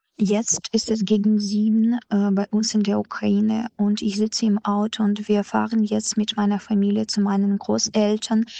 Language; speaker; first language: German; non-native, learner; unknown